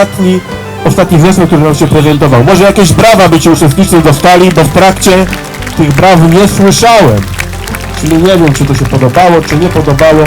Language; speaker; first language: Polish; native; Polish